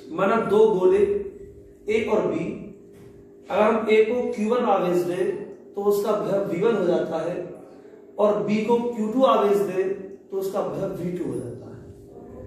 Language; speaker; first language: Hindi; native; Hindi